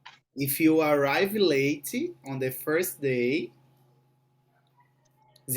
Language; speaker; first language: English; non-native, fluent; Portuguese